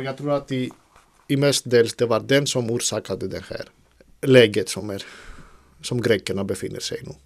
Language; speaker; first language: Swedish; non-native, fluent; Greek